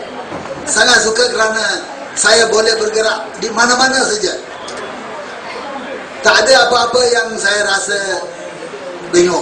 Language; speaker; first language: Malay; non-native, local second language; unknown